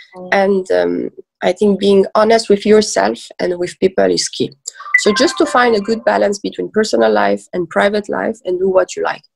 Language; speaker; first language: English; early bilingual, other home language; Persian